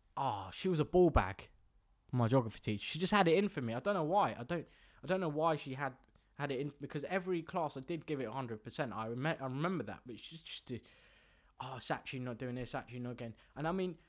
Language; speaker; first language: English; native; English